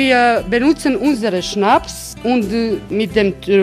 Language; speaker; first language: German; non-native, fluent; Croatian